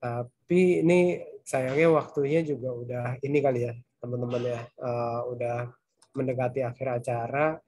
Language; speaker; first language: Indonesian; native; Indonesian